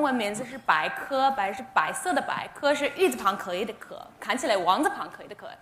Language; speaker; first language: Chinese; non-native, fluent; English